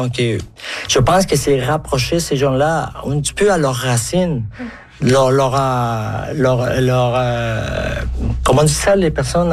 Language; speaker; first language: French; non-native, fluent; Spanish